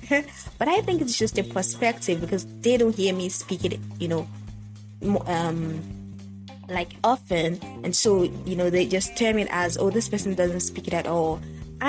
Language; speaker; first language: English; non-native, local second language; Yoruba